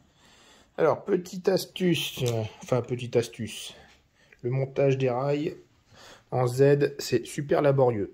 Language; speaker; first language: French; native; French